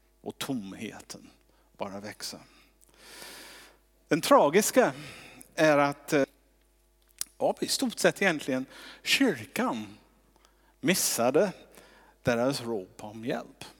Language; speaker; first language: Swedish; non-native, fluent; English